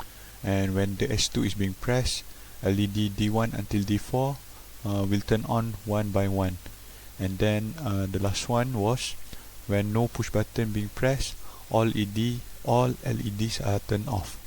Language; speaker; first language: English; non-native, local second language; Malay